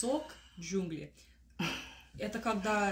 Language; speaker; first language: Russian; early bilingual, heritage; Russian